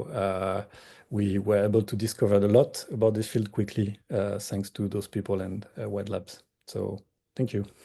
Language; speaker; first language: English; non-native, fluent; French